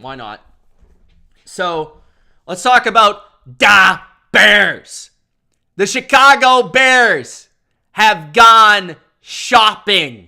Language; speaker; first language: English; native; English